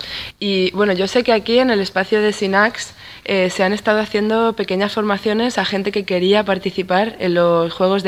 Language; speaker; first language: Spanish; native; Spanish